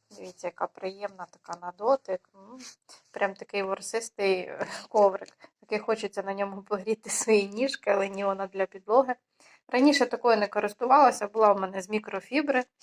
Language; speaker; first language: Ukrainian; non-native, local second language; Russian